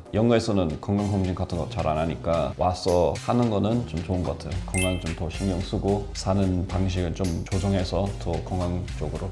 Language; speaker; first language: Korean; non-native, fluent; English